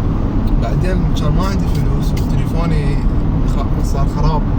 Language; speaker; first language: Arabic; non-native, learner; Urdu